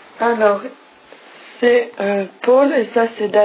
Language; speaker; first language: French; non-native, fluent; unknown